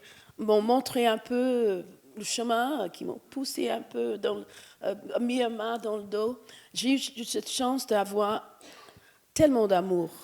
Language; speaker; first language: French; non-native, fluent; English